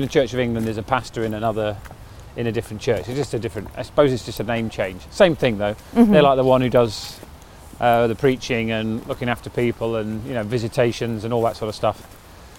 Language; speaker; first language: English; native; English